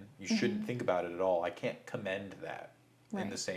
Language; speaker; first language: English; native; English